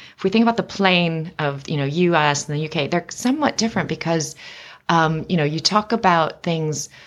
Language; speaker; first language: English; native; English